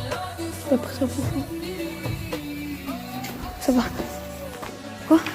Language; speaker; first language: French; native; French